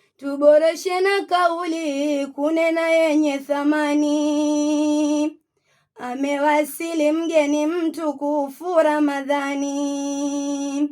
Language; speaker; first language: Swahili; native; Swahili